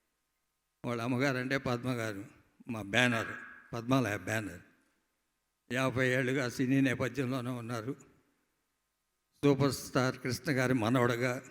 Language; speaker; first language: Telugu; native; Telugu